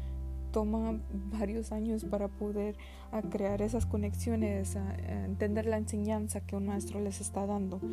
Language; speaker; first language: Spanish; early bilingual, heritage; Spanish